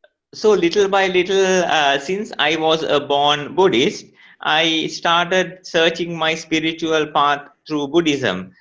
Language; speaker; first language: English; non-native, local second language; Sinhala